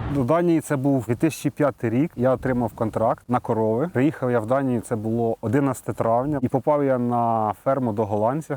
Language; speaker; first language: Ukrainian; native; Ukrainian